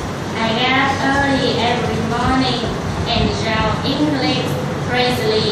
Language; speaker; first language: English; non-native, learner; Vietnamese